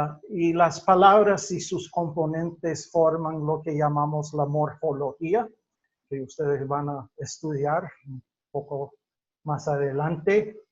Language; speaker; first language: Spanish; non-native, fluent; English